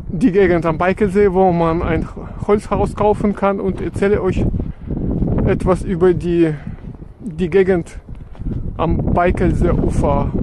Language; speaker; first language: German; non-native, fluent; Russian